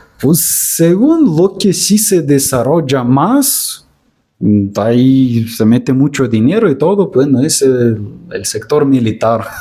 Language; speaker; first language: Spanish; non-native, fluent; Russian